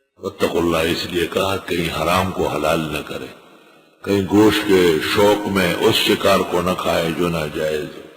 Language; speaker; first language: Urdu; non-native, local second language; Pashto